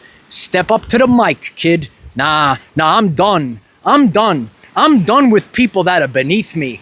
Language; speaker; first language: English; native; English